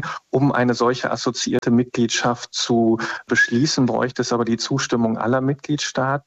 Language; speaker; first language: German; native; German